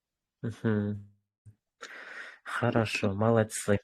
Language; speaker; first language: Russian; non-native, fluent; Uzbek